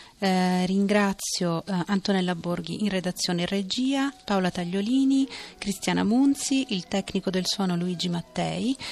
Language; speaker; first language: Italian; native; Italian